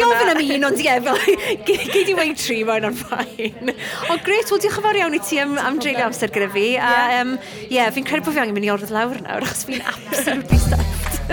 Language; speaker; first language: Welsh; native; Welsh